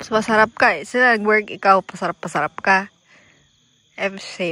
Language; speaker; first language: Filipino; native; Filipino